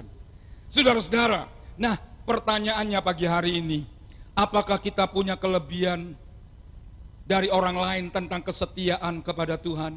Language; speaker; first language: Indonesian; non-native, local second language; Javanese